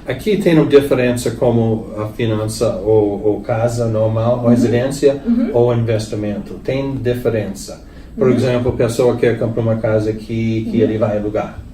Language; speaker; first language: Portuguese; non-native, learner; English